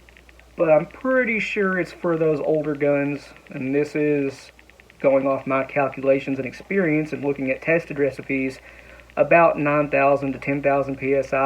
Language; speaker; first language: English; native; English